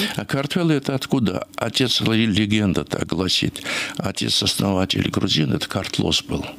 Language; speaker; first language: Russian; non-native, local second language; Georgian